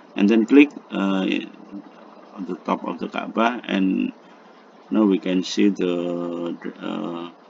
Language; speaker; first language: English; non-native, learner; Indonesian